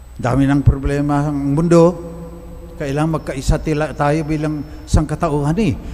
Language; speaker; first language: Filipino; non-native, local second language; Cebuano